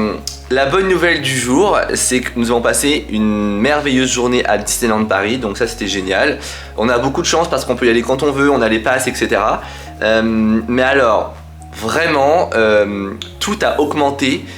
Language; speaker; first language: French; native; French